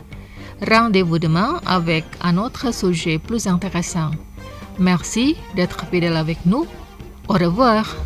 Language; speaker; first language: French; non-native, fluent; Indonesian